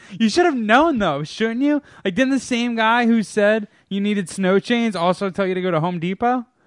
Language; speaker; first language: English; native; English